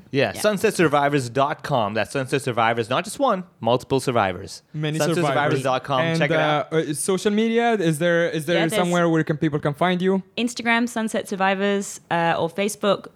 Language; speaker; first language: English; early bilingual, other home language; Arabic